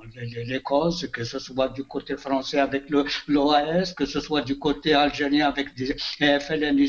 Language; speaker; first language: French; non-native, local second language; Kabyle